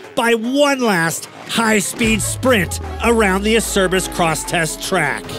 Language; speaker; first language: English; non-native, fluent; Portuguese